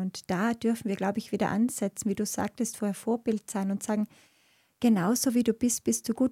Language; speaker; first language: German; native; German